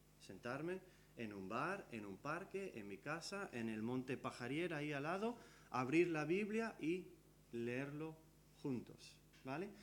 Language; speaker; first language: Spanish; early bilingual, other home language; English